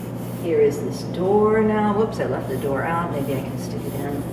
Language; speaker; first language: English; native; English